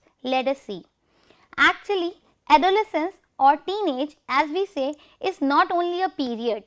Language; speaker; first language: English; non-native, local second language; Hindi